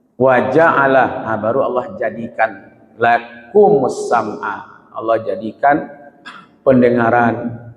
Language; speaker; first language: Malay; non-native, local second language; Minangkabau